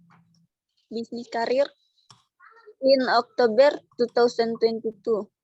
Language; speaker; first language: English; non-native, learner; Indonesian